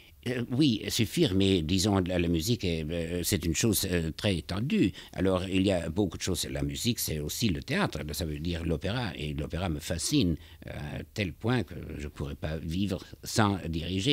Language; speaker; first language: French; non-native, fluent; German